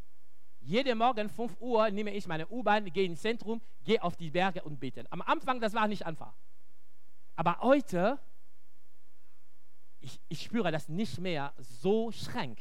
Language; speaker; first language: German; non-native, local second language; French